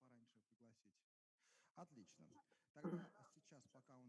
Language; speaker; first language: Russian; native; Russian